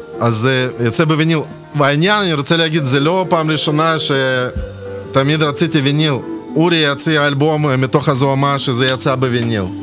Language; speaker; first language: Hebrew; early bilingual, other home language; Russian